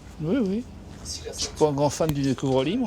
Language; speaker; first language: French; native; French